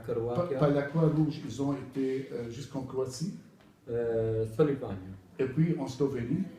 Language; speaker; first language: French; non-native, fluent; Arabic